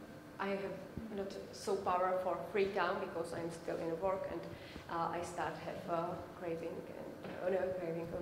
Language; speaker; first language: English; non-native, learner; Czech